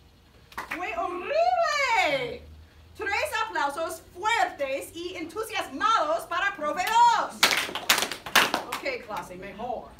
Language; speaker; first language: Spanish; non-native, fluent; English